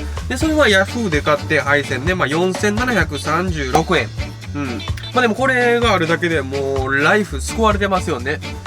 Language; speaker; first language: Japanese; native; Japanese